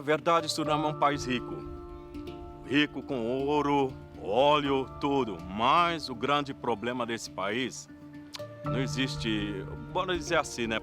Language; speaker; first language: Portuguese; non-native, fluent; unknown